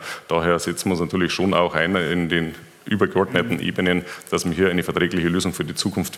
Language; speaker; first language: German; native; German